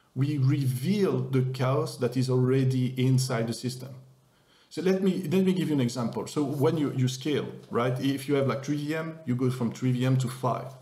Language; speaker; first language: English; non-native, fluent; French